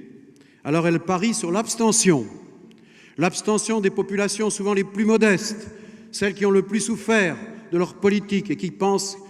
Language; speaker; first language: French; native; French